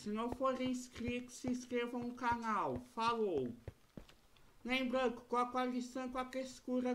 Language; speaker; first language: Portuguese; native; Portuguese